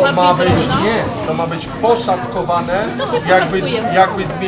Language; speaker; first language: Polish; native; Polish